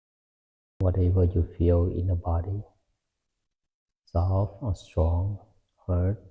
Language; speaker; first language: English; non-native, fluent; Lao